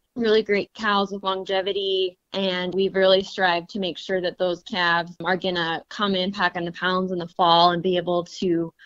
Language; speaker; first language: English; native; English